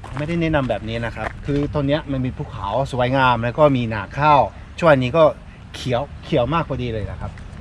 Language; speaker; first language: Thai; non-native, fluent; Japanese